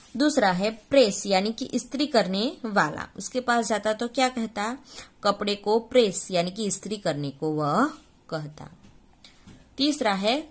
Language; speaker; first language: Hindi; non-native, local second language; Gujarati